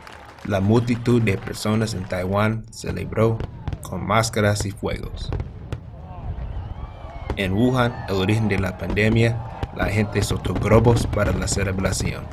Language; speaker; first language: Spanish; non-native, learner; English